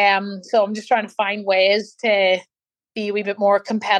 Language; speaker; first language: English; native; English